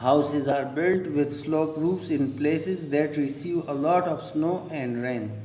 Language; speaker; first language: English; non-native, local second language; Urdu